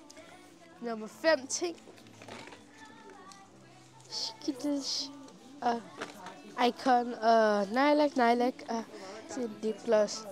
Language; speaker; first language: Danish; early bilingual, other home language; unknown